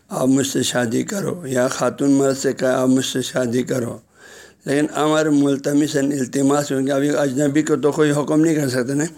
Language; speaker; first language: Urdu; non-native, local second language; Balti